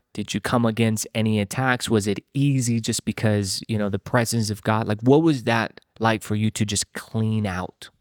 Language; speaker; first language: English; native; English